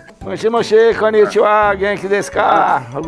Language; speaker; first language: Japanese; non-native, learner; Portuguese